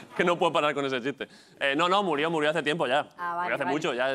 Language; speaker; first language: Spanish; native; Spanish